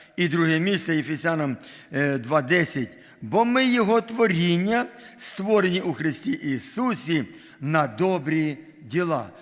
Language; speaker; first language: Ukrainian; non-native, local second language; Russian